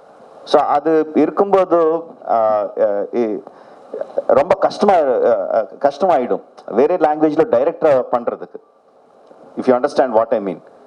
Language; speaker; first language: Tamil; non-native, local second language; Telugu